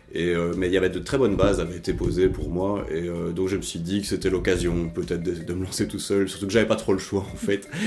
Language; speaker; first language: French; native; French